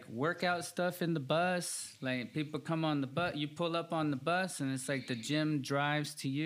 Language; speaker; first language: English; early bilingual, other home language; Spanish